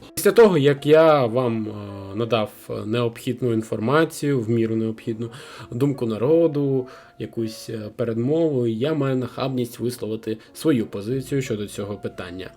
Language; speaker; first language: Ukrainian; native; Ukrainian